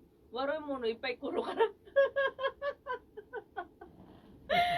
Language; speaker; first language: Japanese; non-native, fluent; Filipino